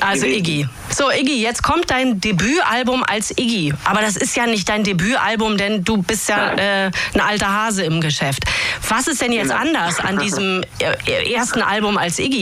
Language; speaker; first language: German; native; German